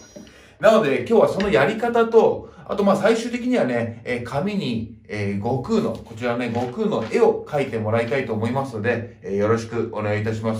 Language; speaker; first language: Japanese; native; Japanese